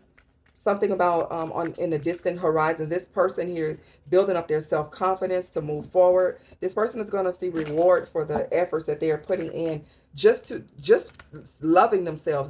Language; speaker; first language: English; native; English